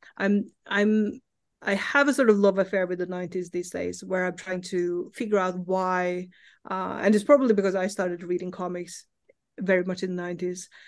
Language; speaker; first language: English; non-native, fluent; Norwegian